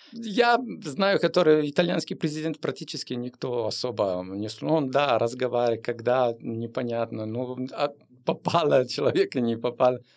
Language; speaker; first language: Russian; non-native, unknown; Italian